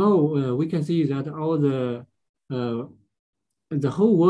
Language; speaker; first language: English; non-native, learner; Chinese